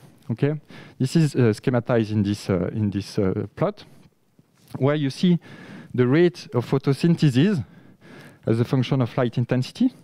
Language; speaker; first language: English; non-native, fluent; French